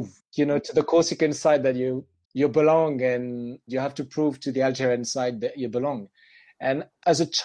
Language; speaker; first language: English; non-native, fluent; French